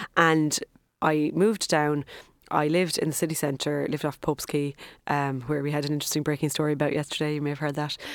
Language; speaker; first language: English; native; English